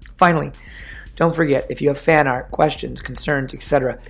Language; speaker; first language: English; native; English